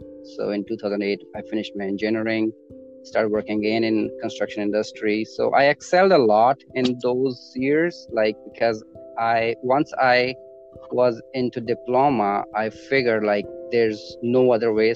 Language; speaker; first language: English; non-native, local second language; Punjabi